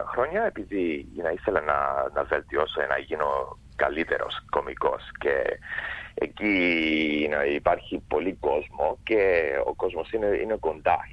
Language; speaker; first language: Greek; early bilingual, other home language; English